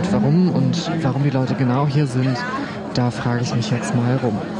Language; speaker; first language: German; native; German